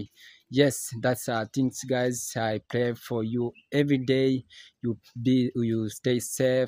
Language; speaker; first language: English; non-native, learner; Swahili